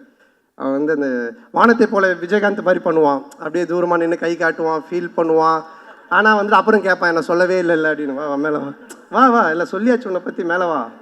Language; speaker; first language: Tamil; native; Tamil